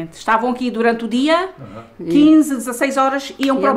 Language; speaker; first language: Portuguese; native; Portuguese